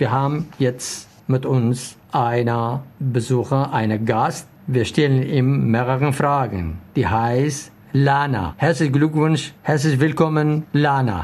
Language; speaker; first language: German; non-native, learner; Arabic